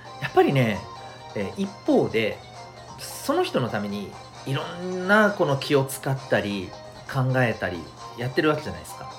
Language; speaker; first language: Japanese; native; Japanese